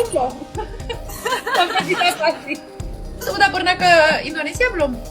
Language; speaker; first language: Indonesian; non-native, fluent; Romanian